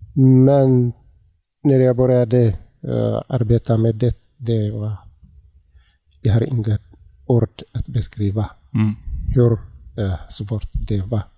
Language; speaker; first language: Swedish; non-native, learner; Tigrinya